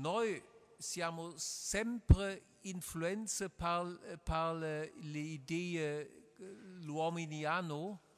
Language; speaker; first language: Italian; non-native, learner; German